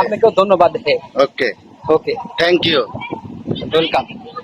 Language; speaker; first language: Hindi; non-native, learner; Bangla